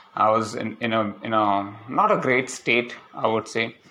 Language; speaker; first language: English; non-native, local second language; Malayalam